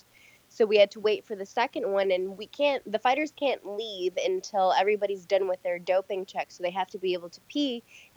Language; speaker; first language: English; native; English